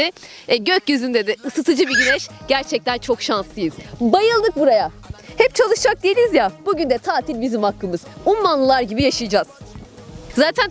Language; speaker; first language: Turkish; native; Turkish